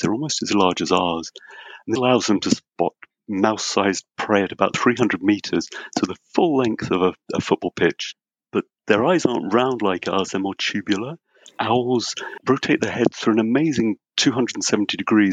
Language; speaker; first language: English; native; English